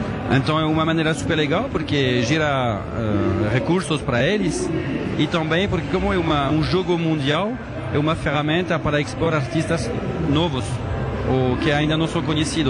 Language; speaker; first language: Portuguese; non-native, fluent; French